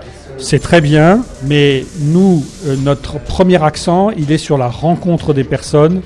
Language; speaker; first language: French; native; French